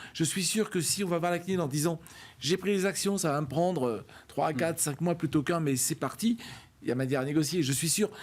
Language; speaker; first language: French; native; French